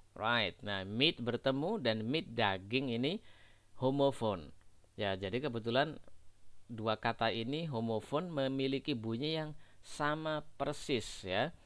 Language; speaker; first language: Indonesian; native; Indonesian